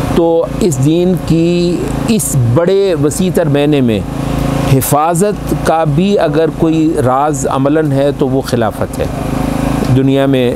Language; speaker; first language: Urdu; non-native, local second language; Punjabi